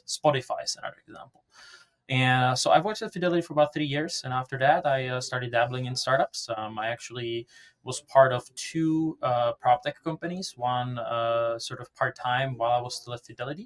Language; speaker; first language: English; non-native, fluent; Czech